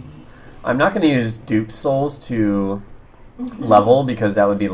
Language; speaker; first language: English; native; English